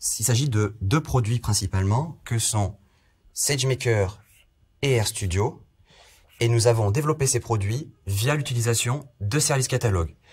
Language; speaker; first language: French; native; French